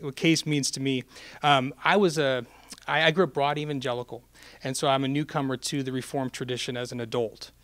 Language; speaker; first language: English; native; English